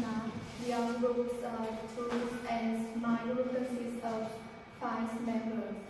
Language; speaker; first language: English; non-native, learner; Vietnamese